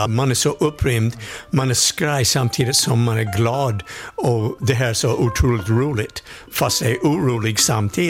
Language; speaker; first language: Swedish; non-native, fluent; English